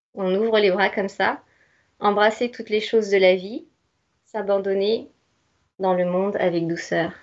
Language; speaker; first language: French; native; French